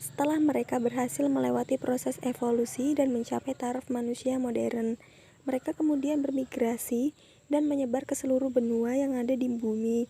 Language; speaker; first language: Indonesian; native; Indonesian